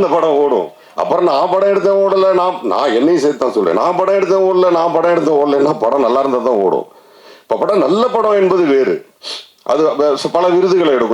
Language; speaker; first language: Tamil; native; Tamil